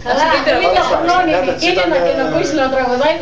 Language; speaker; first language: Greek; native; Greek